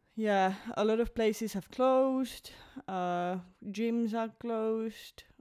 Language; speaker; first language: English; non-native, fluent; Finnish